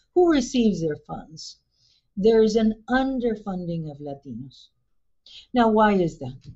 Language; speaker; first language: English; early bilingual, other home language; Spanish